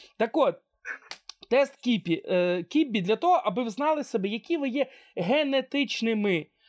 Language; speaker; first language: Ukrainian; non-native, local second language; Russian